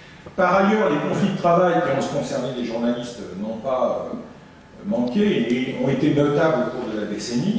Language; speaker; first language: French; native; French